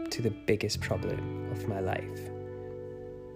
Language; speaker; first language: English; non-native, local second language; Hindi